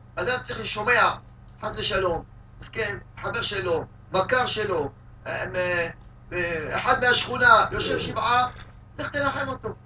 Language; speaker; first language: Hebrew; native; Hebrew